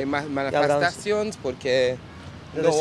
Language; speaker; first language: Spanish; non-native, learner; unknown